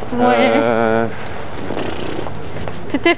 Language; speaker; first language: French; non-native, learner; Japanese